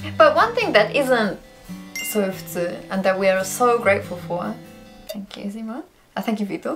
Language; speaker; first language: English; native; English